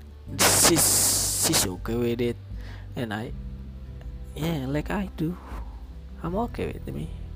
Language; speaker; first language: English; non-native, learner; Indonesian